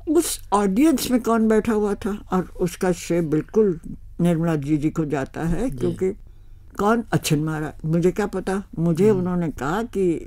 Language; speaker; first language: Hindi; native; Hindi